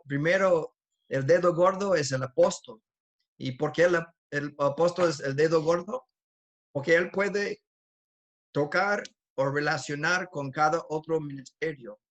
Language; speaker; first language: Spanish; non-native, fluent; English